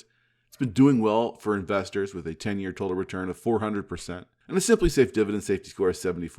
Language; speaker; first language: English; native; English